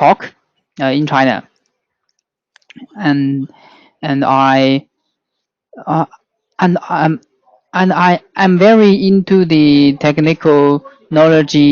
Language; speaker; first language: English; non-native, learner; Chinese